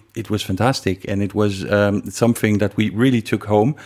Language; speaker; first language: English; non-native, fluent; Dutch